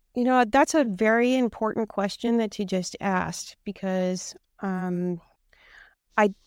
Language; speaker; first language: English; native; English